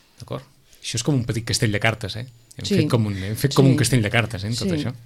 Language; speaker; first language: Catalan; native; Catalan